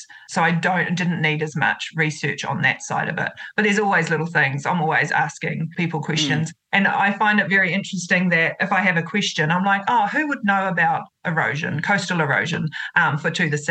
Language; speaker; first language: English; native; English